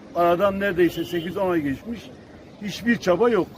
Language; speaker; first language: Turkish; native; Turkish